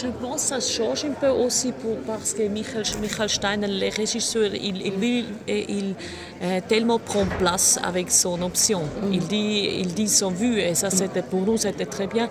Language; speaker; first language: French; non-native, local second language; German